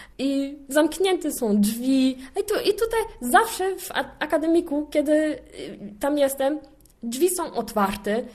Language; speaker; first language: Polish; non-native, fluent; German